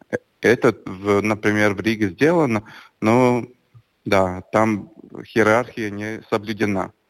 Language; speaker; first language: Russian; non-native, local second language; Latvian